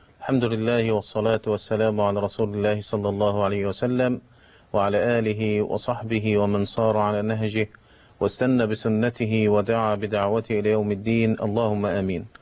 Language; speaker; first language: Arabic; native; Arabic